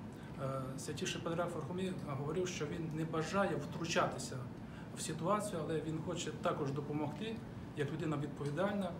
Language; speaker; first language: Ukrainian; native; Ukrainian